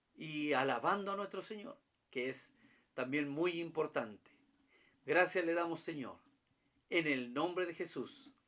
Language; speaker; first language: Spanish; native; Spanish